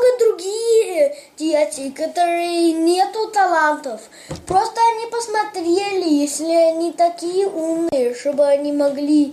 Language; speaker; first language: Russian; early bilingual, heritage; English